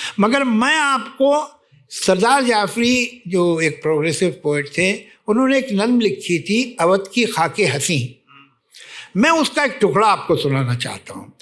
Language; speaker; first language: Urdu; native; Urdu